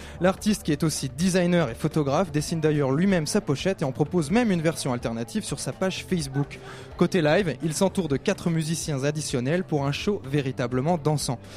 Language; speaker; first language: French; native; French